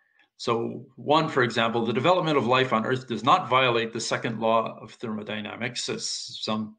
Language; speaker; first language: English; native; English